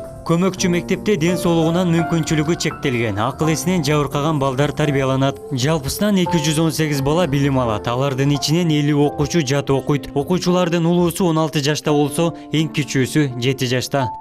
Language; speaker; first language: Kyrgyz; native; Kyrgyz